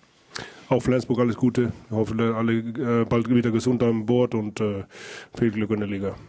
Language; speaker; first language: German; non-native, fluent; Icelandic